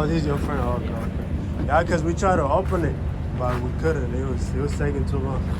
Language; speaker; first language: English; native; English